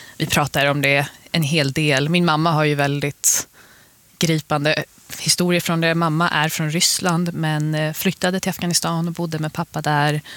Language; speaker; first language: Swedish; early bilingual, other home language; Persian